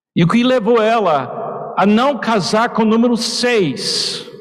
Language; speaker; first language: Portuguese; non-native, fluent; English